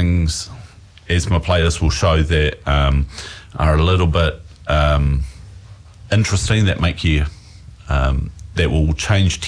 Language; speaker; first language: English; native; English